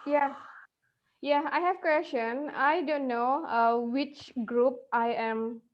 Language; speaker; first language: English; non-native, learner; Indonesian